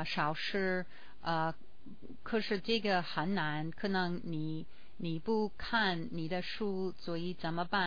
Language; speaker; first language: Chinese; non-native, learner; English